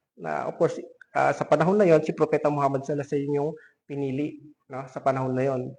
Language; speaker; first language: Filipino; non-native, local second language; Pampanga